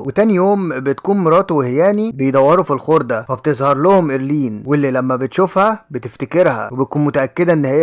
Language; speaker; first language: Arabic; native; Arabic